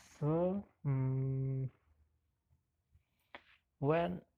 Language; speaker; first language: English; non-native, learner; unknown